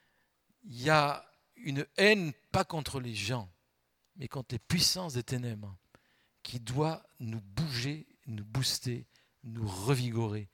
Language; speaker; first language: French; native; French